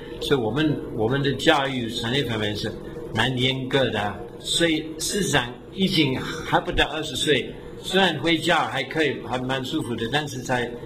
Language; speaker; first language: Chinese; non-native, fluent; English